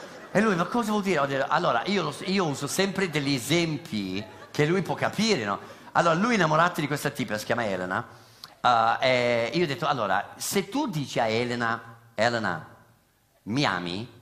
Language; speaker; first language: Italian; non-native, fluent; English